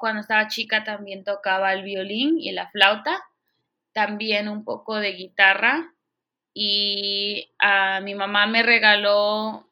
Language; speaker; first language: Spanish; early bilingual, heritage; Spanish